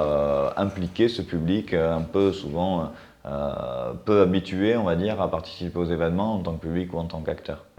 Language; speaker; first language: French; native; French